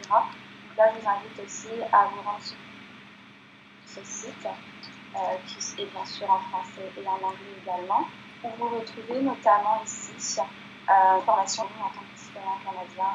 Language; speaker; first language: French; native; French